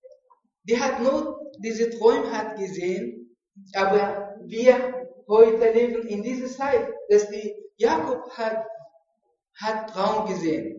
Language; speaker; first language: German; non-native, learner; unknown